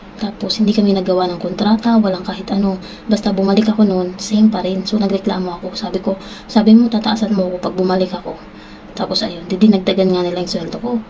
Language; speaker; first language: Filipino; native; Filipino